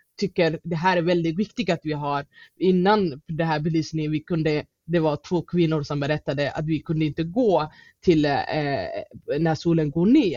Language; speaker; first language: Swedish; non-native, fluent; Somali